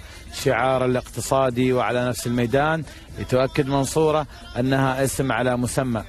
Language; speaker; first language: Arabic; native; Arabic